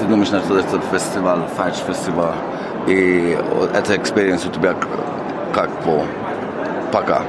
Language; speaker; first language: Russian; non-native, learner; Persian